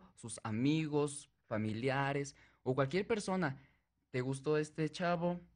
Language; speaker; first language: Spanish; native; Spanish